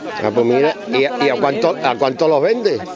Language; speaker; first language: Spanish; native; Spanish